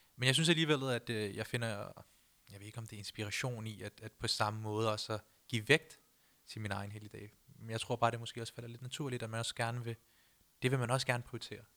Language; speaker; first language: Danish; early bilingual, other home language; Punjabi